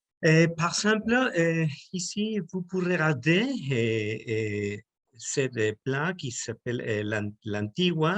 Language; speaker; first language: French; non-native, learner; Spanish